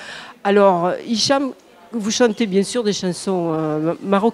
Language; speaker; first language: French; native; French